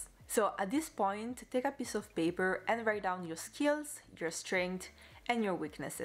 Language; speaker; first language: English; non-native, fluent; Italian